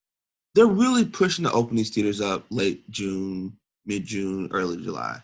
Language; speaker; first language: English; native; English